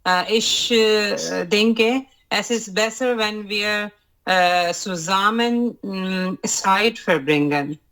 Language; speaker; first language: German; non-native, learner; Urdu